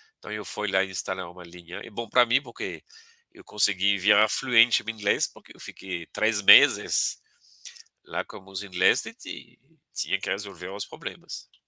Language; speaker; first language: Portuguese; non-native, fluent; French